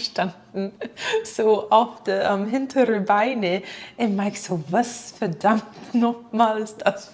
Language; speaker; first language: German; non-native, fluent; English